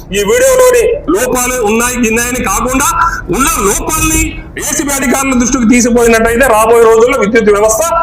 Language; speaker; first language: Telugu; native; Telugu